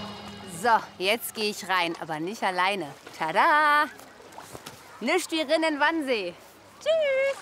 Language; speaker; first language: German; native; German